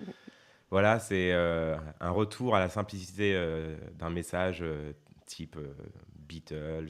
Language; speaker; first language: French; native; French